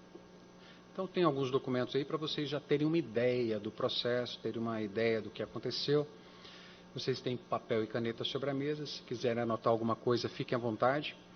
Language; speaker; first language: Portuguese; native; Portuguese